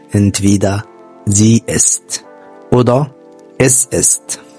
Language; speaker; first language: German; non-native, fluent; Arabic